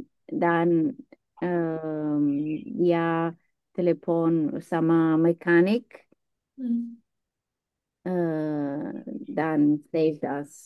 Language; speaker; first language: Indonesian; non-native, learner; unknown